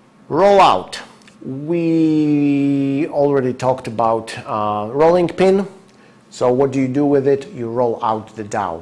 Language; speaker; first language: English; non-native, fluent; Polish